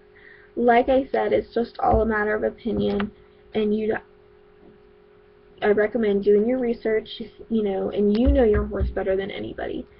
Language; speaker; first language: English; native; English